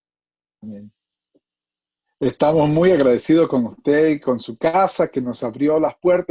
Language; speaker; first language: Spanish; native; Spanish